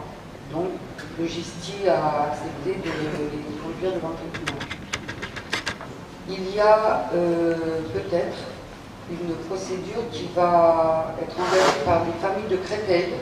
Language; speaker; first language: French; native; French